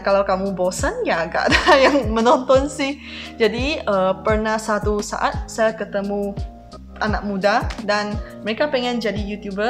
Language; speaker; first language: Indonesian; non-native, fluent; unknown